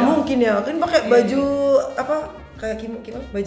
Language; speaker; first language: Indonesian; native; Indonesian